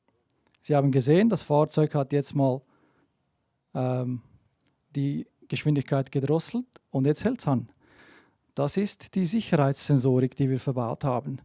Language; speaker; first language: German; native; German